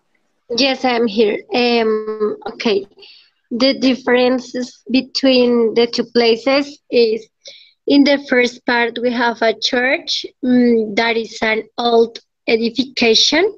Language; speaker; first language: English; non-native, learner; Spanish